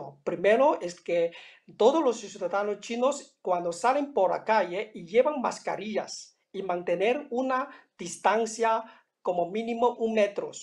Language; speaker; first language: Spanish; non-native, fluent; Chinese